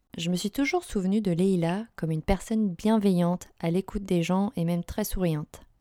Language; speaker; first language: French; native; French